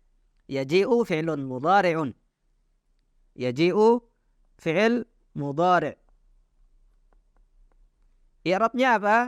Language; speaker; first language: Arabic; non-native, fluent; Indonesian